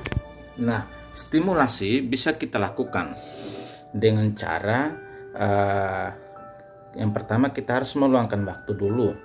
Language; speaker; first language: Indonesian; native; Indonesian